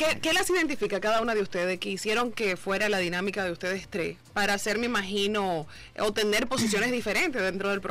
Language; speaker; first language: Spanish; native; Spanish